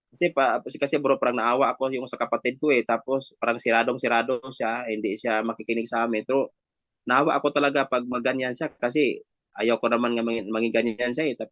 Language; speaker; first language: Filipino; non-native, local second language; Hiligaynon